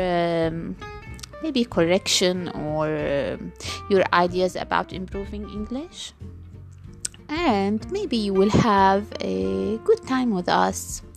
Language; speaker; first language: English; non-native, learner; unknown